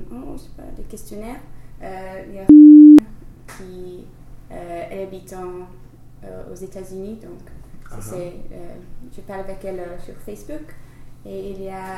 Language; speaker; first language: French; non-native, learner; English